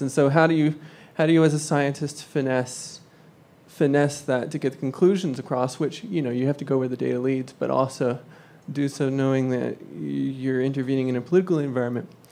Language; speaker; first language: English; native; English